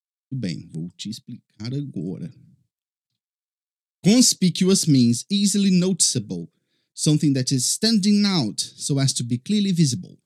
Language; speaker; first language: English; non-native, fluent; Portuguese